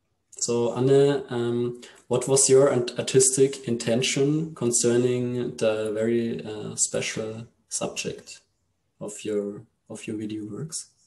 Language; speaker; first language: English; non-native, fluent; German